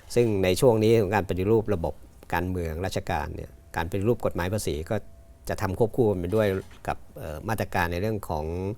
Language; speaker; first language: Thai; native; Thai